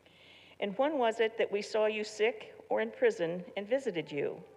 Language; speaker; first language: English; native; English